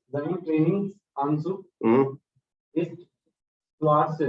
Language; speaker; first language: German; non-native, learner; Hindi